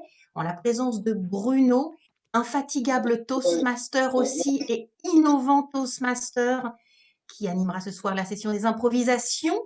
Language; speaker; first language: French; native; French